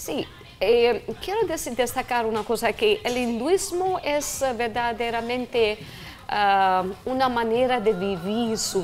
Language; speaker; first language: Spanish; non-native, fluent; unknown